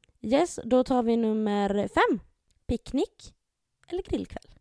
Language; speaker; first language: Swedish; native; Swedish